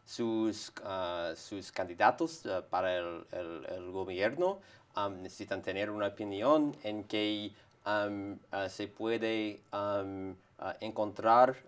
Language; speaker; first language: Spanish; non-native, fluent; English